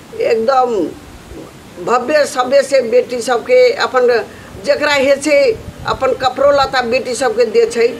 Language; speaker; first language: Maithili; non-native, local second language; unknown